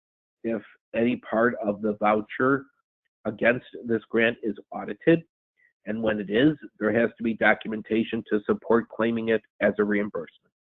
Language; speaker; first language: English; native; English